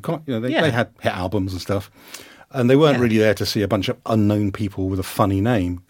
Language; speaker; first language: English; native; English